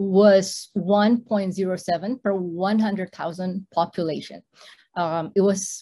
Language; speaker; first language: English; non-native, fluent; Indonesian